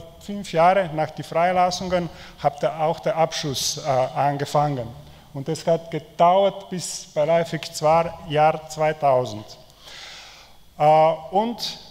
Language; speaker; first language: German; non-native, fluent; Slovenian